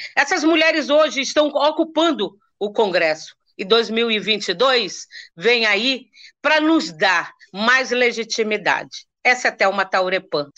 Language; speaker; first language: Portuguese; non-native, local second language; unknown